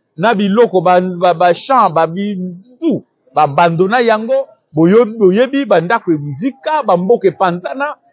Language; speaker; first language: Lingala; non-native, local second language; Kituba (Democratic Republic of Congo)